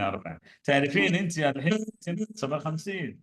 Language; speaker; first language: Arabic; non-native, fluent; Malayalam